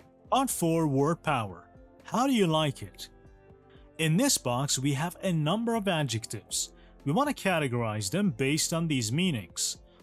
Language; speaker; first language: English; non-native, fluent; Persian